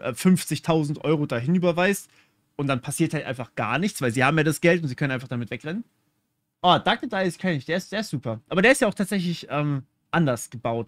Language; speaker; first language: German; native; German